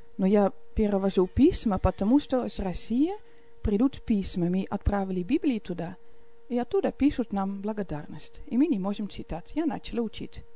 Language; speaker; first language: Russian; non-native, fluent; Dutch